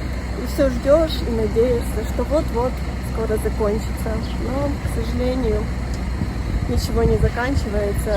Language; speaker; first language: Russian; native; Russian